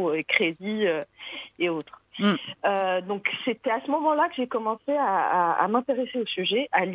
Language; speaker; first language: French; non-native, local second language; Arabic